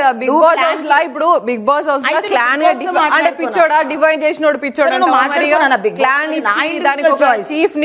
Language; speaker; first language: Telugu; native; Telugu